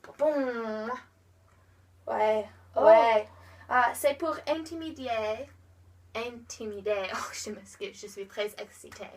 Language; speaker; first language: French; non-native, learner; English